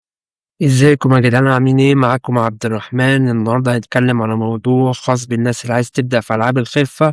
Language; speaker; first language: Arabic; native; Arabic